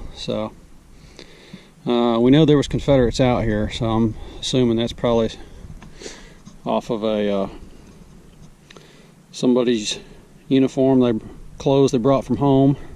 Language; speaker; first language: English; native; English